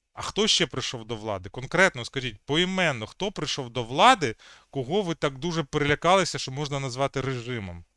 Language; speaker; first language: Ukrainian; native; Ukrainian